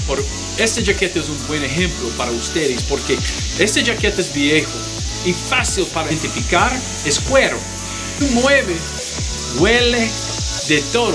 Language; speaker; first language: Spanish; non-native, learner; English